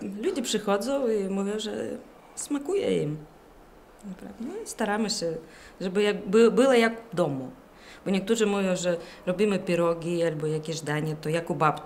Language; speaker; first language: Polish; non-native, learner; Russian